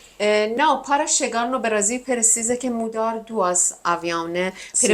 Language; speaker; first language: Portuguese; non-native, learner; Persian